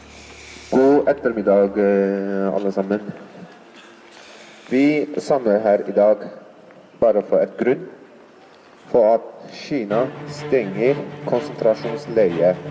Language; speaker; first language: Norwegian; non-native, fluent; Uyghur